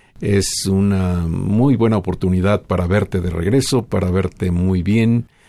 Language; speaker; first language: Spanish; native; Spanish